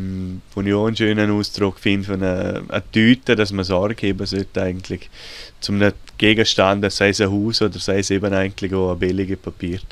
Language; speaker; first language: German; native; German